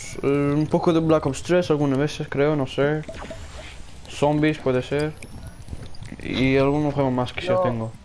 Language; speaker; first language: Spanish; non-native, learner; English